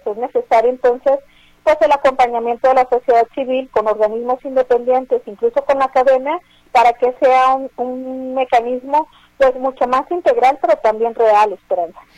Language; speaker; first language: Spanish; native; Spanish